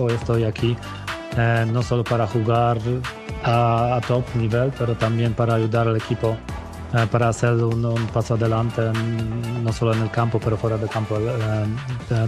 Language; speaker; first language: Spanish; non-native, fluent; Polish